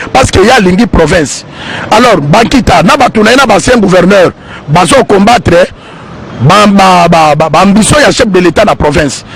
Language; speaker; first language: Lingala; native; Lingala